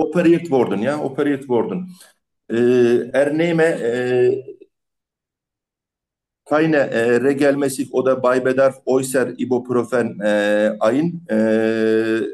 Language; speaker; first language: German; non-native, learner; Turkish